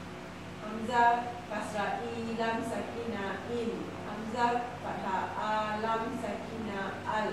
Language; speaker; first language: Arabic; non-native, learner; Malay